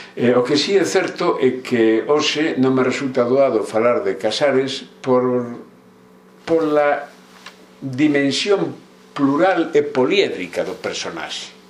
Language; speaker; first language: Galician; native; Galician